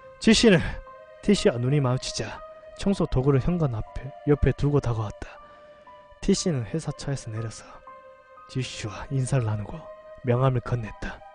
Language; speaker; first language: Korean; native; Korean